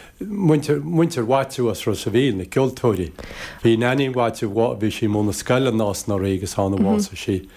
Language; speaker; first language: Irish; native; Irish